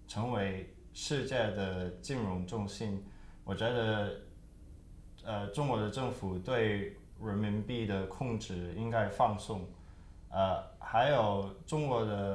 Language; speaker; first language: Chinese; early bilingual, heritage; Chinese